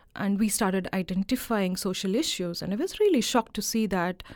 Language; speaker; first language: English; non-native, local second language; Malayalam